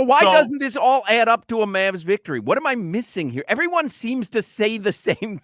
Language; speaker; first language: English; native; English